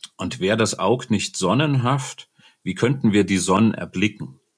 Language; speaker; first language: German; native; German